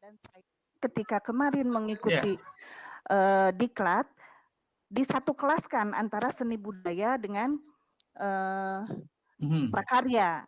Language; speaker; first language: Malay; non-native, local second language; Sundanese